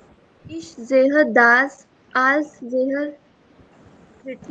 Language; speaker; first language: German; non-native, learner; Hindi